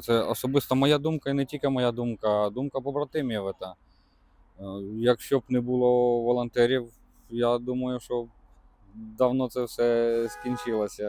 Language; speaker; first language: Ukrainian; non-native, local second language; Russian